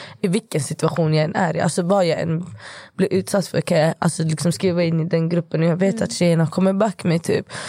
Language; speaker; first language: Swedish; early bilingual, other home language; Kurdish